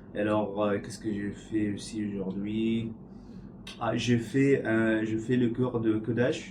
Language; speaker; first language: French; non-native, learner; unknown